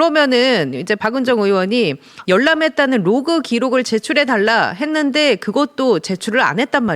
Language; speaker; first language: Korean; native; Korean